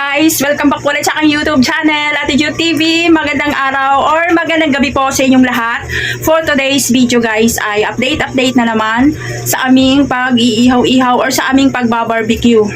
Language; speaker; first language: Filipino; non-native, local second language; Cebuano